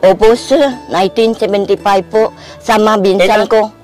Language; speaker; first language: Filipino; non-native, learner; Vietnamese